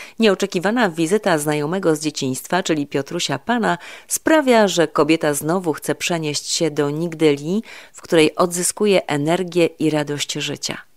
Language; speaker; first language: Polish; native; Polish